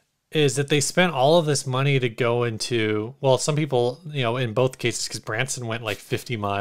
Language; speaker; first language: English; native; English